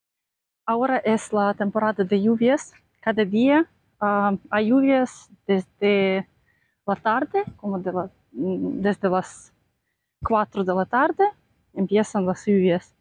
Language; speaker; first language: Spanish; non-native, fluent; Russian